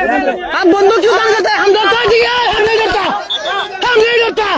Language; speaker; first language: Hindi; non-native, learner; Bangla